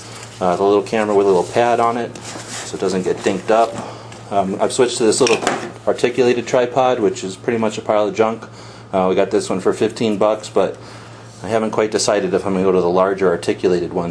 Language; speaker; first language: English; native; English